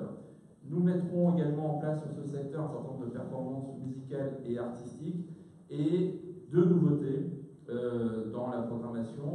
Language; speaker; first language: French; native; French